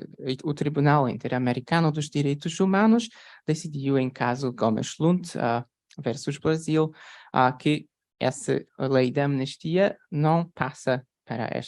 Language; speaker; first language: Portuguese; non-native, fluent; Polish